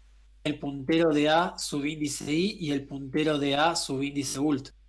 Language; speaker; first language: Spanish; native; Spanish